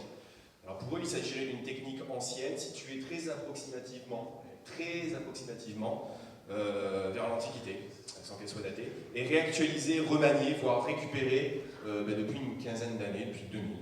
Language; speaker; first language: French; native; French